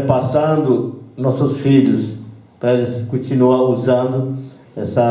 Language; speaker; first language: Portuguese; non-native, local second language; Yanomámi